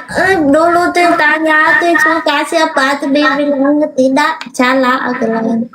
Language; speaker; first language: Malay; non-native, learner; Vietnamese